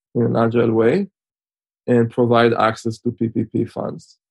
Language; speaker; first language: English; non-native, fluent; Hebrew